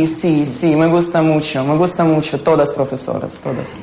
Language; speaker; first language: Spanish; non-native, learner; Ukrainian